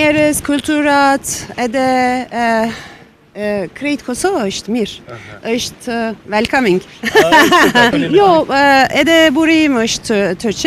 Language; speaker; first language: Albanian; non-native, learner; Turkish